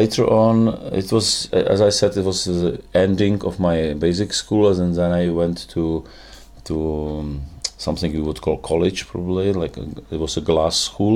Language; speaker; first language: English; non-native, fluent; Czech